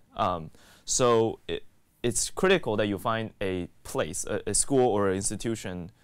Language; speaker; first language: English; native; English